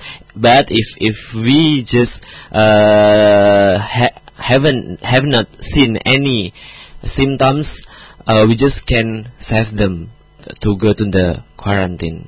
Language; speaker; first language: English; non-native, fluent; Indonesian